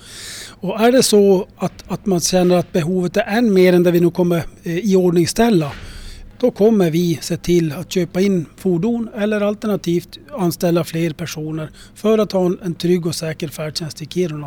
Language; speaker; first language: Swedish; native; Swedish